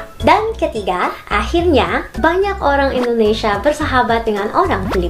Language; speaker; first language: Indonesian; non-native, learner; Filipino